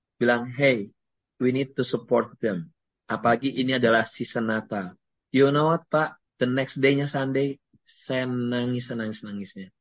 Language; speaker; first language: Indonesian; native; Indonesian